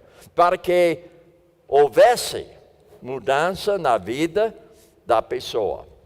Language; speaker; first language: Portuguese; non-native, fluent; English